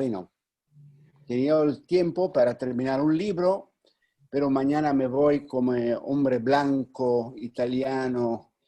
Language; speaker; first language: Spanish; non-native, fluent; Italian